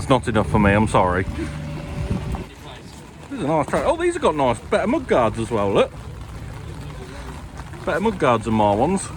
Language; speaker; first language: English; native; English